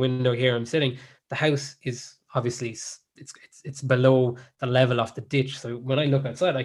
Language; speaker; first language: English; native; English